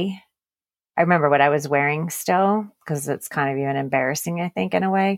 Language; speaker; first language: English; native; English